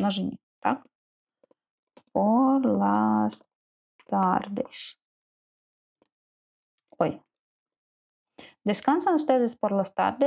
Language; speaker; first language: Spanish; non-native, learner; Ukrainian